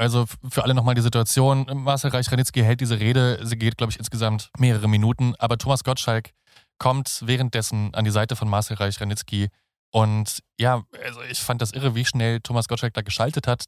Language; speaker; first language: German; native; German